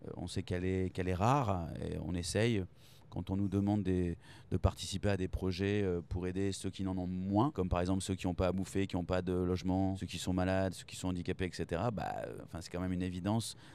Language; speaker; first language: French; native; French